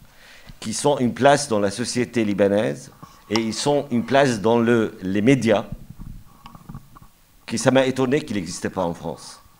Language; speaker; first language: French; non-native, fluent; Arabic